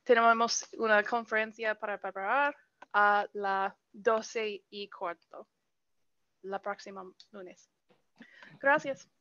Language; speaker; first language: Spanish; non-native, learner; English